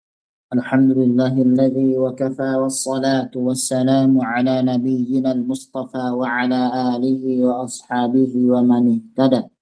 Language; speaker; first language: Arabic; non-native, fluent; Indonesian